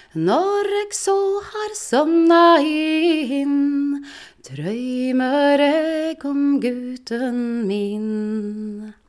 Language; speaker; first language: Norwegian; native; Norwegian